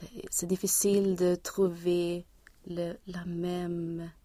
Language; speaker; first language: French; non-native, learner; Swedish